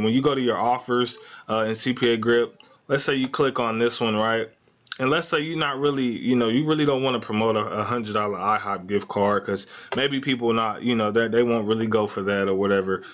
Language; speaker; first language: English; native; English